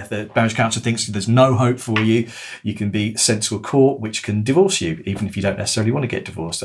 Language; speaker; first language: English; native; English